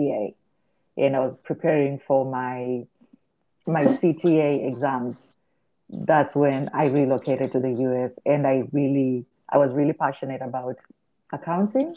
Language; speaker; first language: English; non-native, local second language; Shona